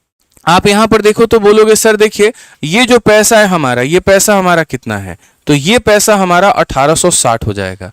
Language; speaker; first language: Hindi; native; Hindi